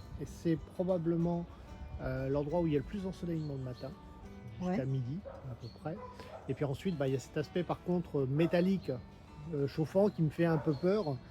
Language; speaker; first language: French; native; French